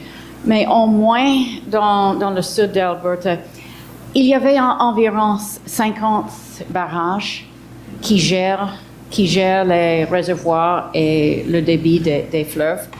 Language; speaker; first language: French; early bilingual, heritage; English